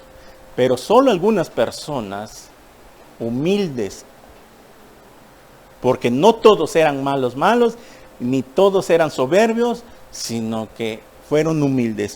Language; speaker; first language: Spanish; native; Spanish